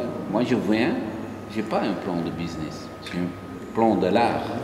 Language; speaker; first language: French; non-native, local second language; Dutch